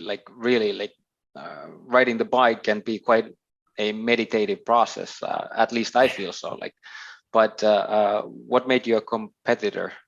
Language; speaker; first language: English; non-native, fluent; Finnish